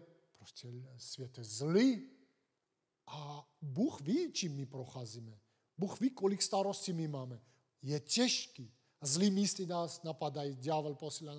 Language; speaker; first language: Czech; non-native, fluent; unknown